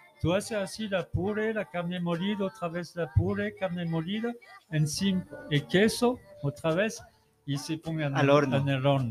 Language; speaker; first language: Spanish; non-native, learner; French